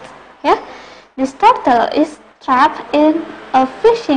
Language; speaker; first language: English; non-native, local second language; Indonesian